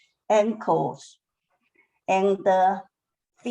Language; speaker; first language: English; non-native, learner; Chinese